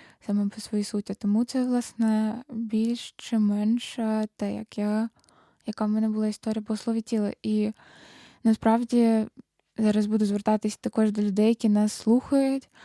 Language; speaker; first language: Ukrainian; native; Ukrainian